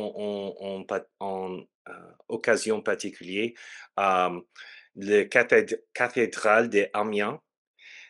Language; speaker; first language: French; non-native, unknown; English